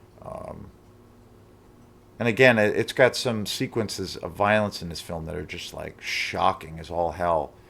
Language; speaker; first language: English; native; English